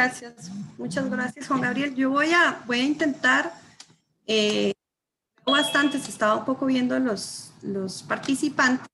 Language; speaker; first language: Spanish; native; Spanish